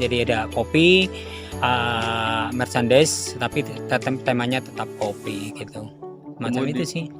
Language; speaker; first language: Indonesian; native; Indonesian